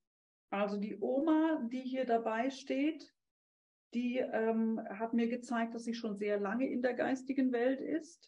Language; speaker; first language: German; native; German